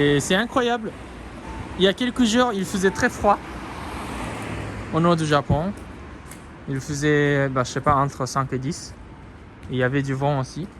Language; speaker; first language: French; non-native, fluent; Japanese